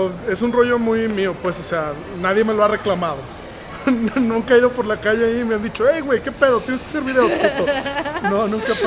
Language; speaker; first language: Spanish; native; Spanish